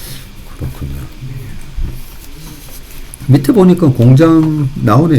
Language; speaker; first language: Korean; native; Korean